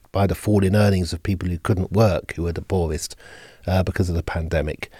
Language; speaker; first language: English; native; English